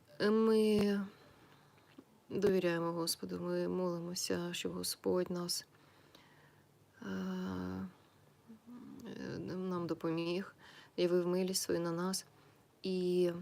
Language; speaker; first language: Ukrainian; native; Ukrainian